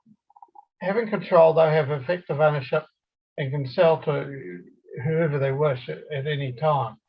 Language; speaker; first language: English; native; English